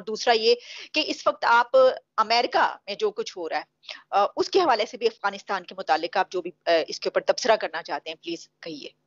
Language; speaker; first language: Urdu; native; Urdu